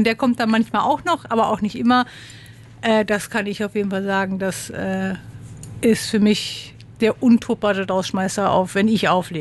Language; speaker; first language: German; native; German